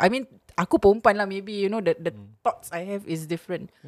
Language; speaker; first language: English; non-native, local second language; Malay